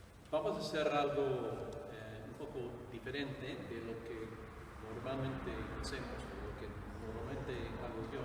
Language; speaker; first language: Spanish; non-native, fluent; English